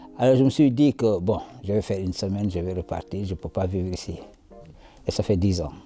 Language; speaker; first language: French; non-native, local second language; Wolof